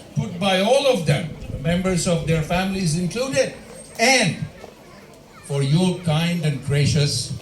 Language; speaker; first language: English; non-native, local second language; Bangla